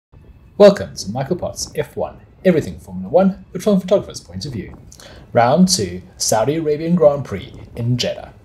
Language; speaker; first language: English; native; English